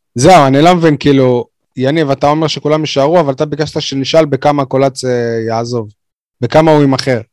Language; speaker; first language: Hebrew; native; Hebrew